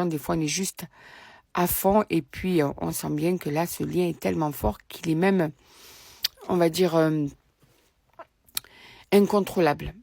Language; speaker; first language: French; native; French